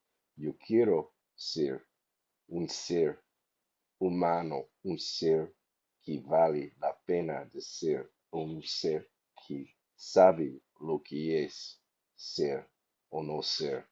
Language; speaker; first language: Spanish; non-native, fluent; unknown